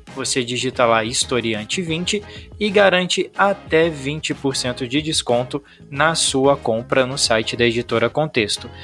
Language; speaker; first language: Portuguese; native; Portuguese